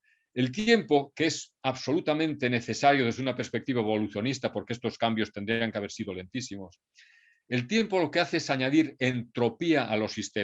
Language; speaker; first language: Spanish; native; Spanish